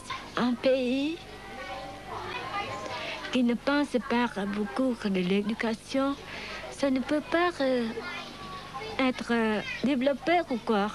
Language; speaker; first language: French; non-native, learner; Khmer